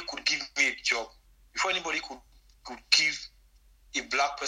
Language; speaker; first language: English; non-native, local second language; Bini